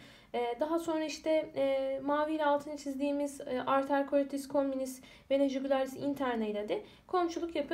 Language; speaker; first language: Turkish; native; Turkish